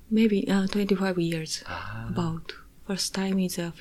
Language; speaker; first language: English; non-native, learner; Japanese